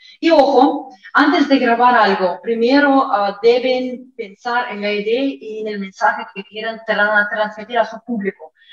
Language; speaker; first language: Spanish; non-native, fluent; Russian